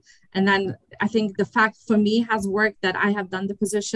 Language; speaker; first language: English; non-native, fluent; German